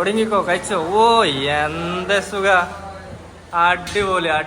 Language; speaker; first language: Malayalam; non-native, learner; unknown